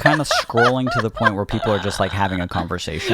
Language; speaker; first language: English; native; English